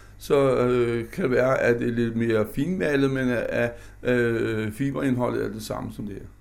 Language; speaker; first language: Danish; native; Danish